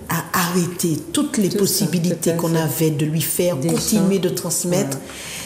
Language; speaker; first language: French; native; French